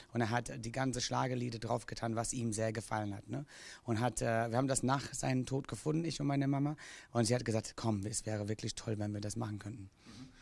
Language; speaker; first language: German; non-native, fluent; English